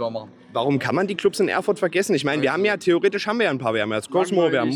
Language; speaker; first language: German; native; German